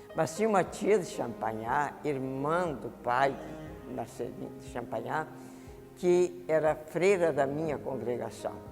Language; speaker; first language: Portuguese; early bilingual, other home language; Italian